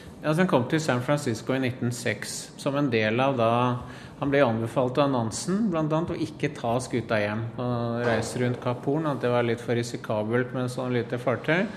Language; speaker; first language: Norwegian; native; Norwegian